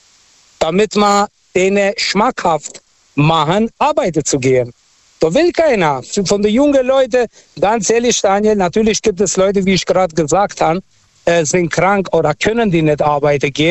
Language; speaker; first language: German; non-native, fluent; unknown